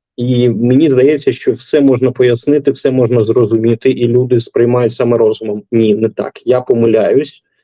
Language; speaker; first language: Ukrainian; non-native, local second language; Russian